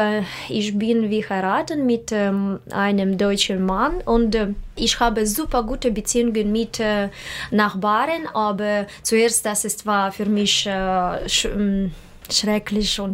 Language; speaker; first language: German; non-native, learner; Russian